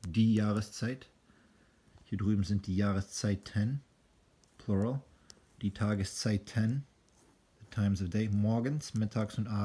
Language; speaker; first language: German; non-native, fluent; English